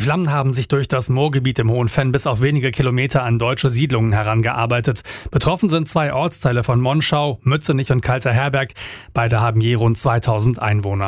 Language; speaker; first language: German; native; German